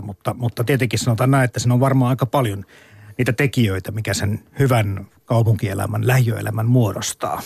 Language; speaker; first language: Finnish; native; Finnish